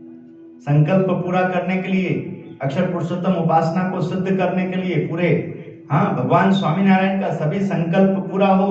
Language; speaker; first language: Hindi; native; Hindi